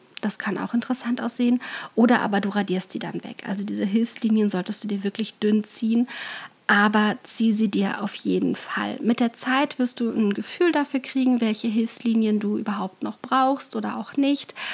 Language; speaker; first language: German; native; German